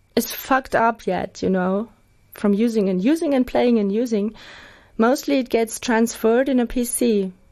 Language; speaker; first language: English; non-native, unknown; German